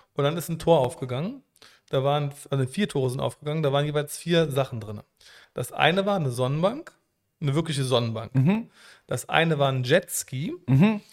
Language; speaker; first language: German; native; German